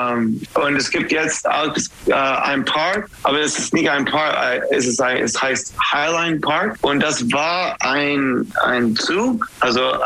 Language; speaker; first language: German; non-native, fluent; English